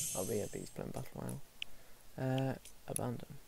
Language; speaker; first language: English; native; English